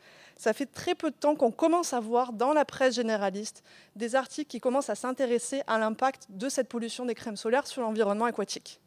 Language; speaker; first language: French; native; French